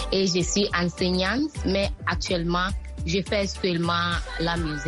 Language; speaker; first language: French; non-native, learner; Akan